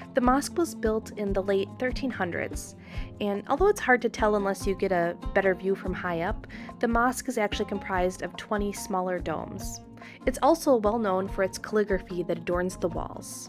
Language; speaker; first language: English; native; English